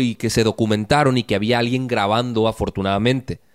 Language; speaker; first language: Spanish; native; Spanish